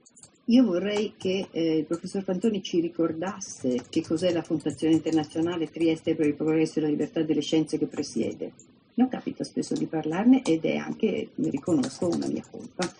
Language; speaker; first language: Italian; native; Italian